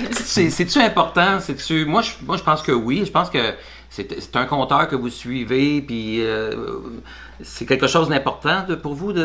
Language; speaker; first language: French; native; French